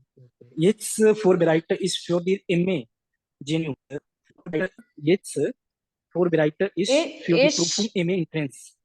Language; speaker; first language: German; non-native, learner; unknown